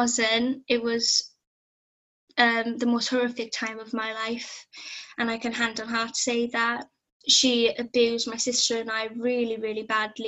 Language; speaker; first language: English; native; English